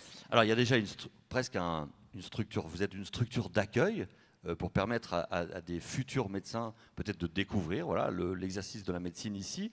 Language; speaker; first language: French; native; French